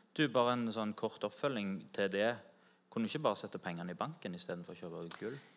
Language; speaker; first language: Norwegian; native; Norwegian